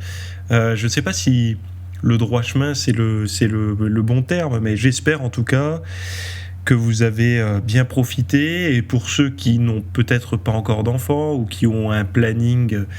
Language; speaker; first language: French; native; French